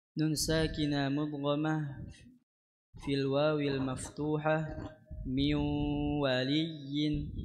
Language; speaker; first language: Arabic; non-native, learner; Indonesian